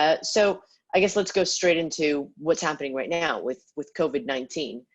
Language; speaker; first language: English; native; English